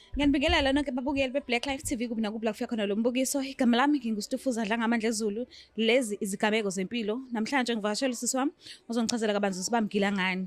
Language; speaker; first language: Zulu; native; Zulu